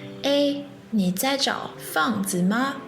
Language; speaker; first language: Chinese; non-native, fluent; French